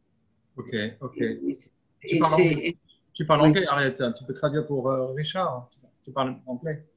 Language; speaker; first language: French; native; French